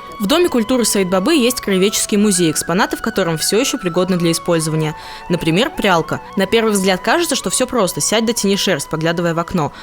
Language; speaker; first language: Russian; native; Russian